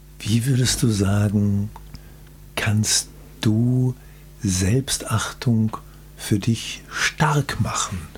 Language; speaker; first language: German; native; German